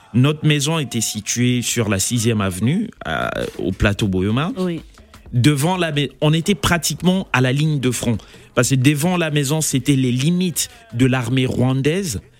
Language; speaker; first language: French; non-native, local second language; Lingala